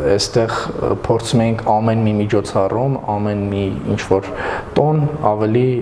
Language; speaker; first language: Armenian; non-native, local second language; Kurdish